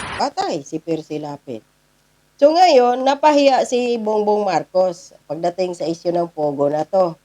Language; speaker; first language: Filipino; non-native, local second language; Cebuano